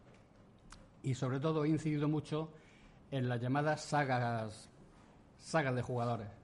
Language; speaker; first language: Spanish; native; Spanish